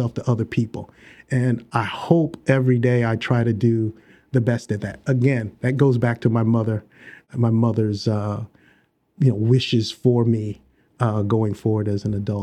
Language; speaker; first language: English; native; English